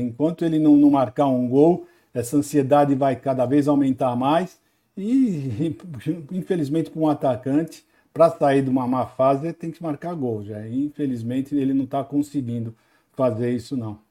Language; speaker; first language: Portuguese; native; Portuguese